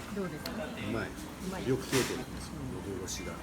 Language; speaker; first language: Japanese; native; Japanese